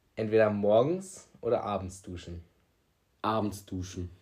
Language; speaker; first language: German; early bilingual, other home language; Greek